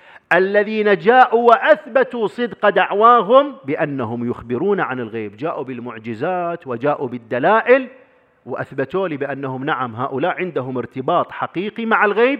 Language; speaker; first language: Arabic; native; Arabic